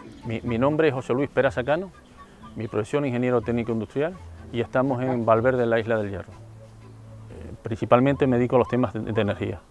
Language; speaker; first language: Spanish; native; Spanish